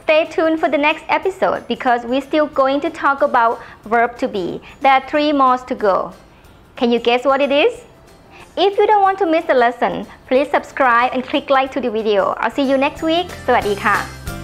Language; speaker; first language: English; non-native, fluent; Thai